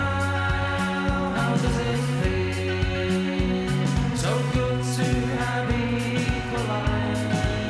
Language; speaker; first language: English; native; English